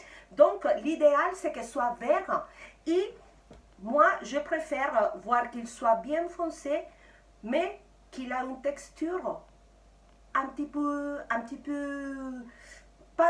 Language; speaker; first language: French; non-native, fluent; Spanish